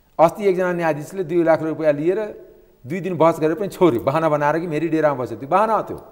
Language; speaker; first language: Nepali; non-native, local second language; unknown